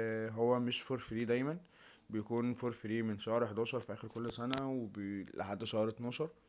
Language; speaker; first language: Arabic; native; Arabic